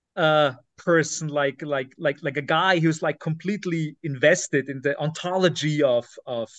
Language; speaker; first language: English; non-native, fluent; German